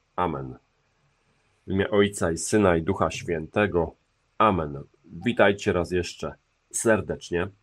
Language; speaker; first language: Polish; native; Polish